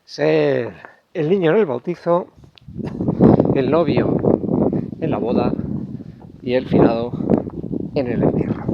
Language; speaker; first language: Spanish; native; Spanish